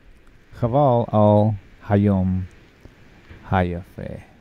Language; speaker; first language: Hebrew; non-native, learner; English